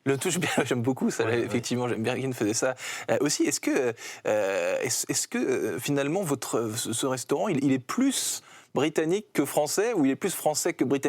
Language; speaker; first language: French; native; French